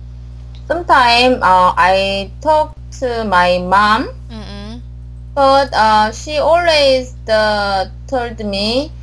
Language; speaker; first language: English; non-native, learner; Korean